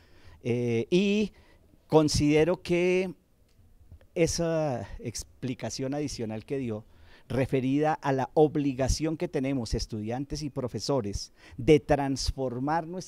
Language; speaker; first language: Spanish; native; Spanish